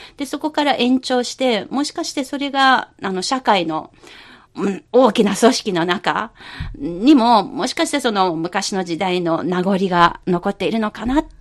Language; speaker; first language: Japanese; non-native, local second language; Chinese